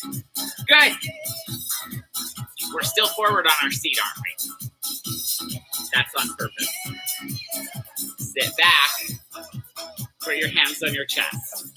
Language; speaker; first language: English; native; English